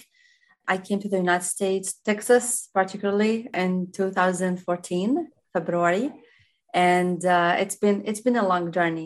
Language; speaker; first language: English; non-native, fluent; Arabic